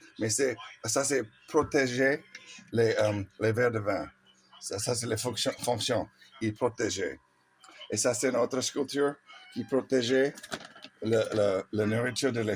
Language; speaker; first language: French; non-native, learner; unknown